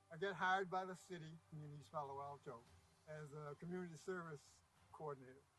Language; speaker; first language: English; native; English